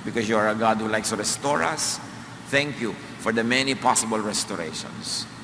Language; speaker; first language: English; non-native, local second language; Filipino